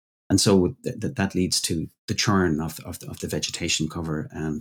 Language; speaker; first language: English; native; English